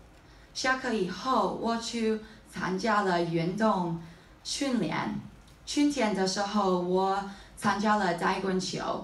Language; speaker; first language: Chinese; non-native, learner; English